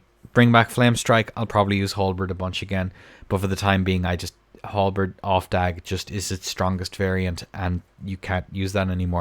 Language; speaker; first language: English; native; English